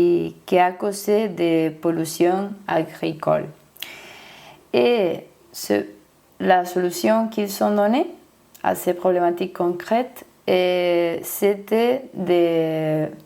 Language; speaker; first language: French; non-native, learner; Spanish